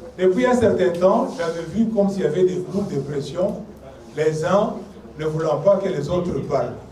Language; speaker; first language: French; non-native, local second language; Swahili